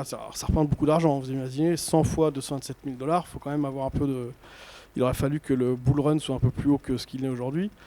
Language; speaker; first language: French; native; French